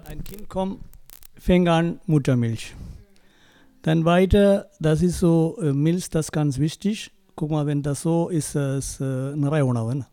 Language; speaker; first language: German; non-native, learner; Tamil